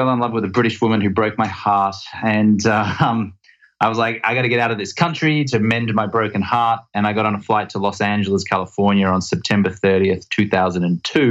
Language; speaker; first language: English; native; English